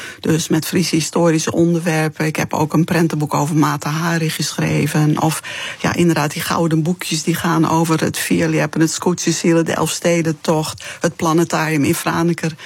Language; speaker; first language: Dutch; non-native, local second language; Western Frisian